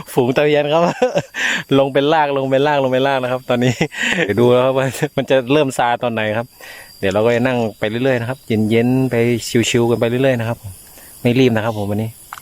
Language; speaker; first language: Thai; native; Thai